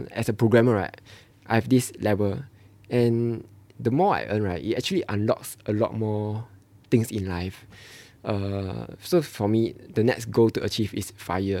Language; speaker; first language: English; non-native, local second language; Chinese